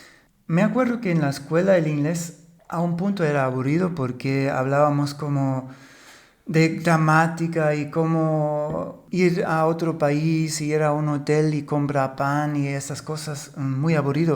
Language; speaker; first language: Spanish; non-native, fluent; German